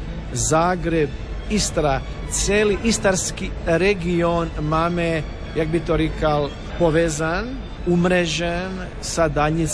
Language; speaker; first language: Czech; non-native, learner; Croatian